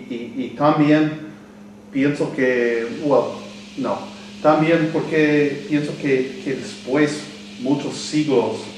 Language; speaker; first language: Spanish; non-native, learner; English